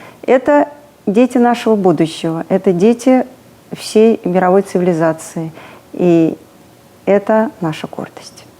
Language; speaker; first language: Russian; native; Russian